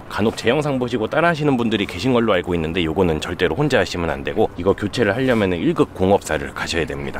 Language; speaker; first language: Korean; native; Korean